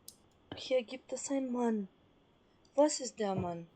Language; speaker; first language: German; non-native, fluent; Macedonian